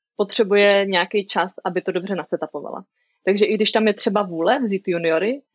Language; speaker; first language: Czech; native; Czech